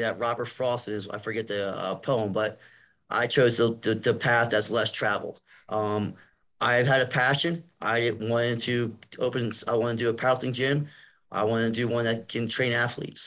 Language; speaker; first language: English; native; English